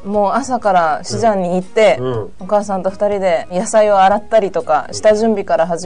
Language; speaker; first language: Japanese; native; Japanese